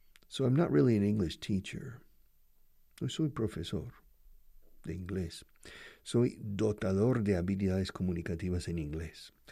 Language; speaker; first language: Spanish; non-native, fluent; English